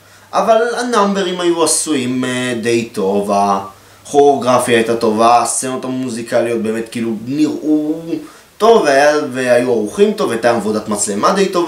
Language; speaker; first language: Hebrew; native; Hebrew